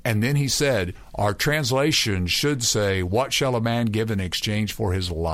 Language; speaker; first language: English; native; English